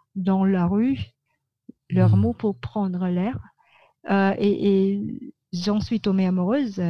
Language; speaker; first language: French; non-native, fluent; Filipino